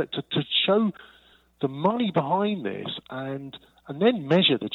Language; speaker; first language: English; native; English